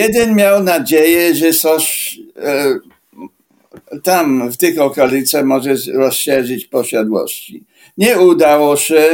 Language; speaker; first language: Polish; non-native, fluent; English